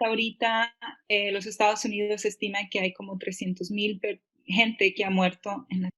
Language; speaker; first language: Spanish; early bilingual, heritage; Spanish